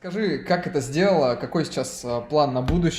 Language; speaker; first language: Russian; native; Russian